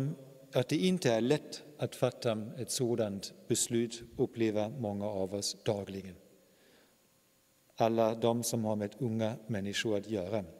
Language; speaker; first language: Swedish; non-native, fluent; German